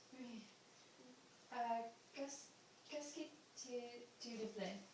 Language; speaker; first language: French; non-native, learner; English